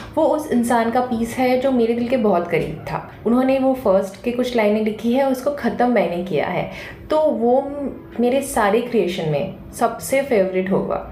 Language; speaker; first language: Hindi; non-native, local second language; Bangla